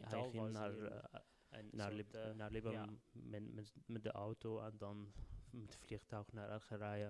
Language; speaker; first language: Dutch; non-native, learner; Arabic